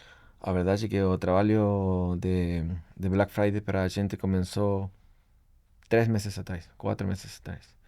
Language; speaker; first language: Portuguese; non-native, fluent; Spanish